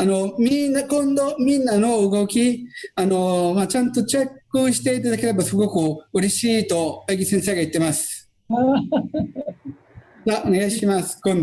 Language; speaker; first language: Japanese; non-native, fluent; Italian